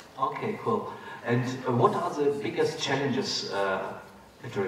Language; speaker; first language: English; non-native, fluent; German